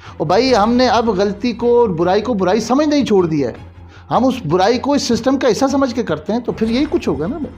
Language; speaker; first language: Urdu; non-native, local second language; Pahari-Potwari